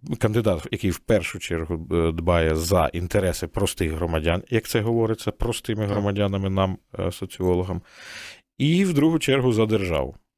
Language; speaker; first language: Ukrainian; native; Ukrainian